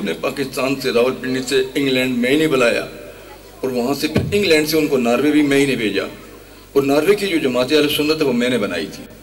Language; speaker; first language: Urdu; non-native, local second language; Punjabi